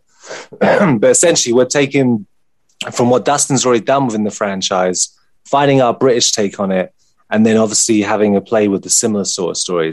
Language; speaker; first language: English; native; English